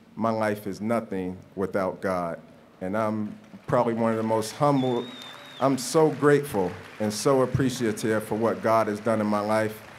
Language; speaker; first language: English; native; English